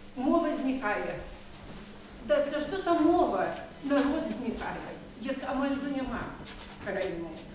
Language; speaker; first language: Belarusian; native; Belarusian